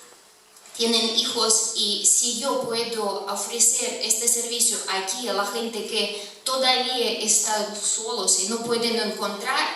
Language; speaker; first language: Spanish; non-native, fluent; Russian